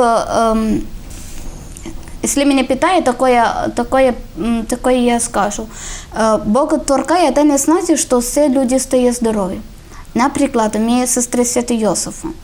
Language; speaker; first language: Ukrainian; non-native, learner; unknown